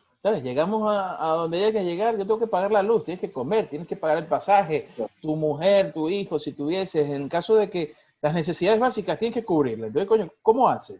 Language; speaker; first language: Spanish; native; Spanish